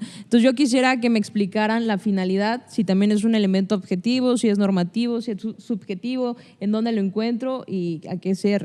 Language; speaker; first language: Spanish; native; Spanish